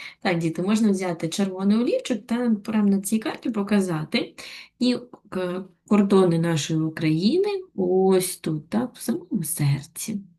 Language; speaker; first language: Ukrainian; native; Ukrainian